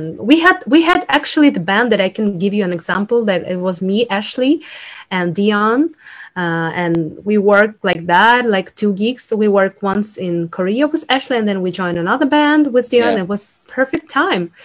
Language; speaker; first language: English; non-native, fluent; Ukrainian